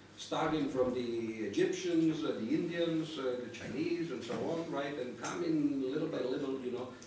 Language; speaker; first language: English; non-native, fluent; Italian